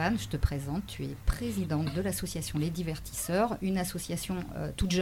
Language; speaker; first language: French; native; French